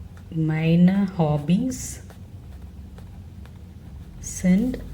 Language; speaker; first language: German; non-native, learner; Tamil